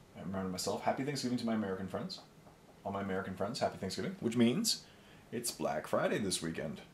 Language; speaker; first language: English; native; English